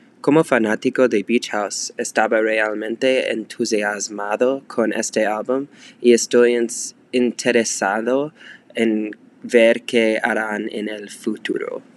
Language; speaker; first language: Spanish; non-native, learner; English